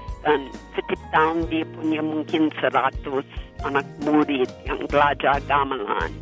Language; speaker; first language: Indonesian; non-native, fluent; English